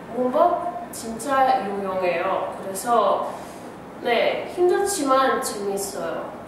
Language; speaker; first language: Korean; non-native, learner; Italian